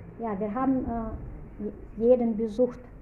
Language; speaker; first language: German; non-native, fluent; Russian